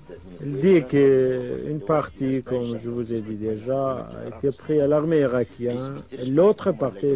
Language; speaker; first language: French; non-native, fluent; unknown